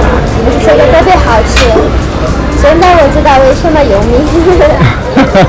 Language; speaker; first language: Chinese; non-native, learner; Portuguese